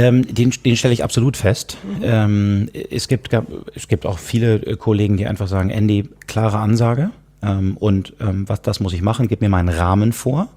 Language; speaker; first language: German; native; German